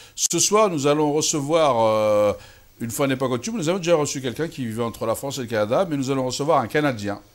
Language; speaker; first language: French; early bilingual, other home language; Kabyle